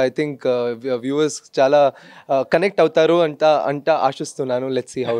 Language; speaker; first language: Telugu; non-native, local second language; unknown